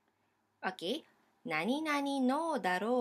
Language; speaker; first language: Japanese; non-native, fluent; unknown